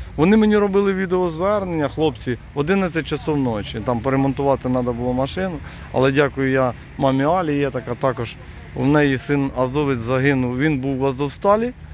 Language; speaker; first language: Ukrainian; non-native, local second language; Russian